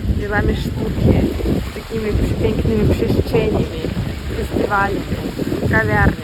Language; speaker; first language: Polish; non-native, learner; Russian